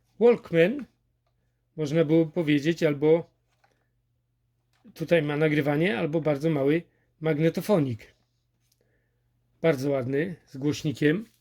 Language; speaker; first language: Polish; native; Polish